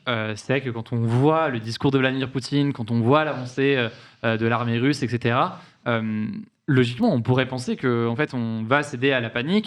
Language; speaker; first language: French; native; French